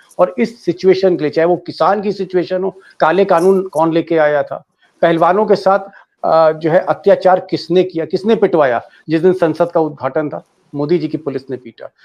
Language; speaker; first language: Hindi; native; Hindi